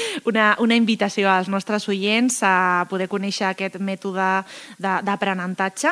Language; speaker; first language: Catalan; native; Catalan